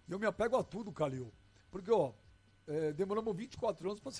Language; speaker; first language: Portuguese; native; Portuguese